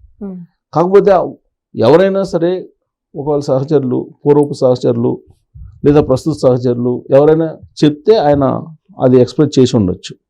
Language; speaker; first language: Telugu; native; Telugu